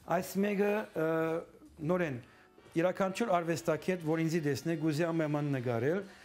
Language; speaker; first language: Armenian; early bilingual, heritage; Armenian